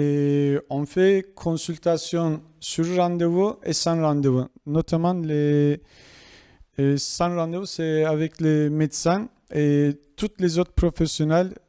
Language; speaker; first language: French; non-native, fluent; Kurdish